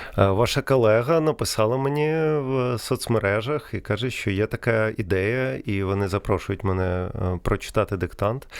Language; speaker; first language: Ukrainian; non-native, local second language; Russian